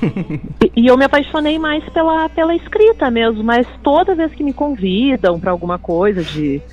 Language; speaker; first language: Portuguese; native; Portuguese